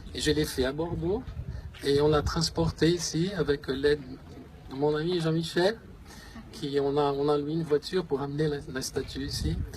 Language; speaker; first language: French; non-native, fluent; Portuguese